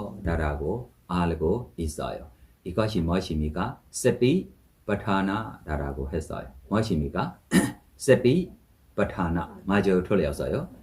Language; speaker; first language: Korean; non-native, fluent; Burmese